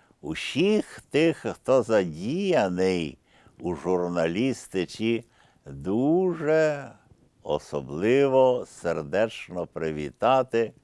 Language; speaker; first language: Ukrainian; early bilingual, heritage; Ukrainian